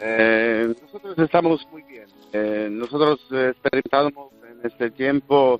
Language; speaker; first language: Spanish; non-native, fluent; Polish